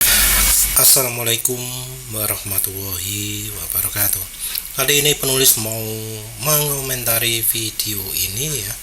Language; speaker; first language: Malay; non-native, local second language; Javanese